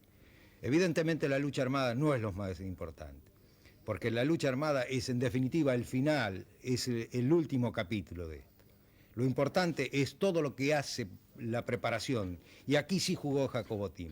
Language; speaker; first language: Spanish; native; Spanish